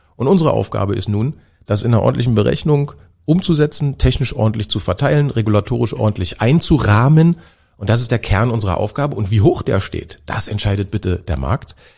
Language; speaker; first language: German; native; German